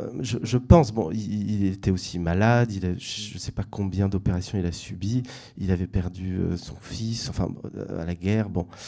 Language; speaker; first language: French; native; French